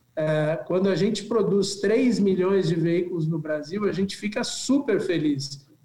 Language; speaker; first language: Portuguese; native; Portuguese